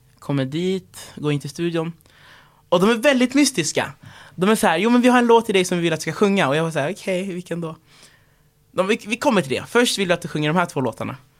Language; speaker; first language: Swedish; early bilingual, other home language; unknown